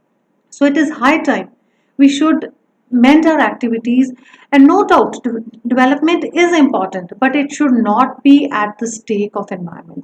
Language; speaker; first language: English; non-native, local second language; Punjabi